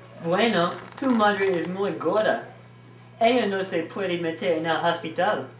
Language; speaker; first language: Spanish; non-native, learner; English